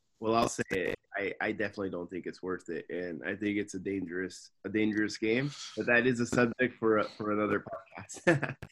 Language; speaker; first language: English; native; English